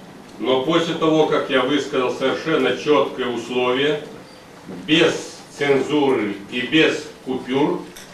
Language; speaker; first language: Russian; native; Russian